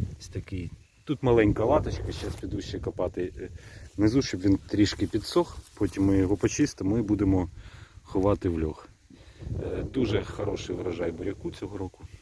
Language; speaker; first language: Ukrainian; native; Ukrainian